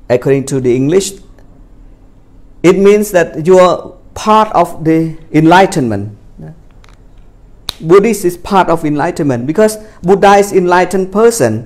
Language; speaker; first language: English; non-native, fluent; Khmer